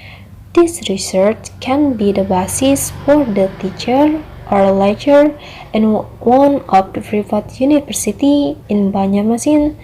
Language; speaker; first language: English; non-native, learner; Indonesian